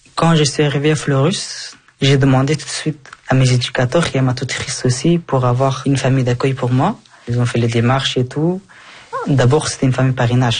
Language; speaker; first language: French; early bilingual, other home language; Persian